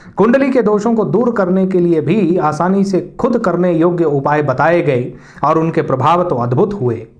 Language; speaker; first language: Hindi; native; Hindi